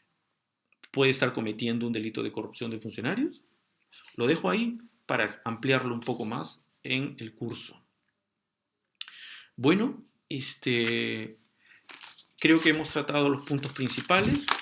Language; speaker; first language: Spanish; native; Spanish